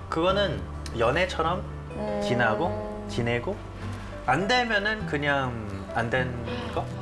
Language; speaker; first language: Korean; non-native, fluent; English